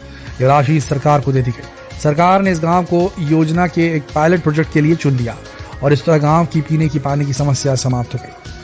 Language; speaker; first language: Hindi; native; Hindi